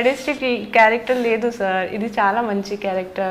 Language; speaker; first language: Telugu; non-native, learner; Hindi